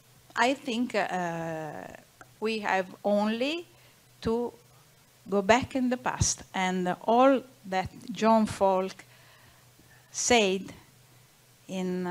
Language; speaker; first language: English; non-native, learner; Italian